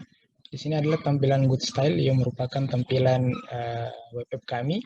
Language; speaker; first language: Indonesian; native; Indonesian